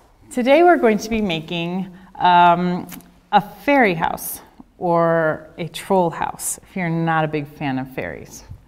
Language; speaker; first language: English; native; English